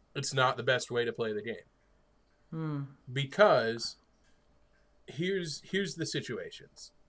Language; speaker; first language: English; native; English